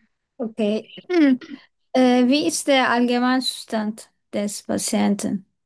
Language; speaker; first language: German; non-native, learner; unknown